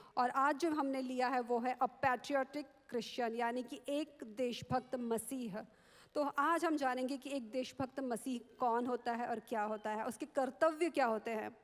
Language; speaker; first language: Hindi; non-native, local second language; Marathi